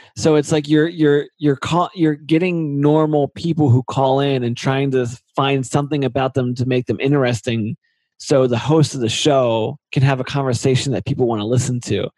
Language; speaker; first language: English; native; English